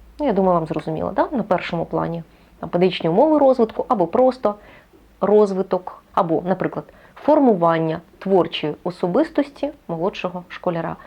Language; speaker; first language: Ukrainian; native; Ukrainian